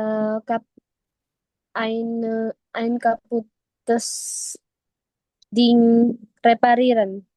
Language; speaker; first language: German; non-native, learner; Indonesian